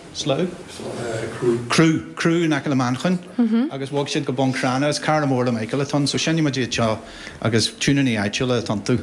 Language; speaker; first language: Irish; native; Irish